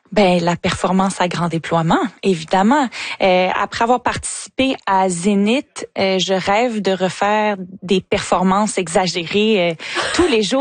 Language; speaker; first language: French; native; French